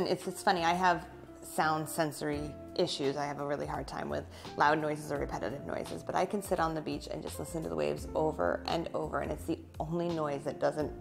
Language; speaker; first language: English; native; English